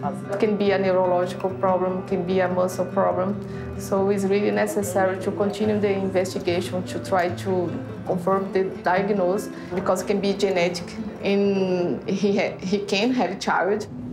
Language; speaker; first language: English; non-native, fluent; Portuguese